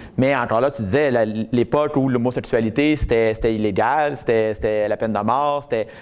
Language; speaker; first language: French; native; French